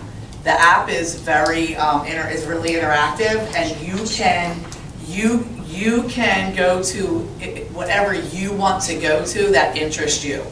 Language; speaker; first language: English; native; English